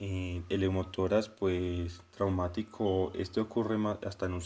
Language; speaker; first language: Spanish; native; Spanish